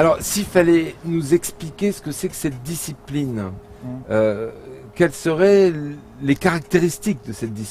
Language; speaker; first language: French; native; French